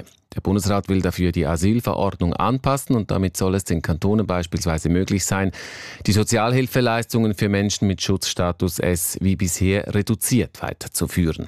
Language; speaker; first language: German; native; German